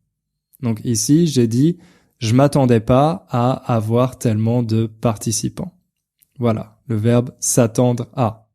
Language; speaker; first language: French; native; French